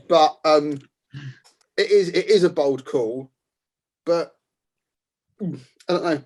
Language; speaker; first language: English; native; English